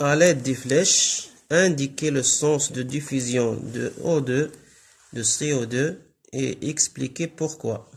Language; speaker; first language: French; non-native, local second language; Arabic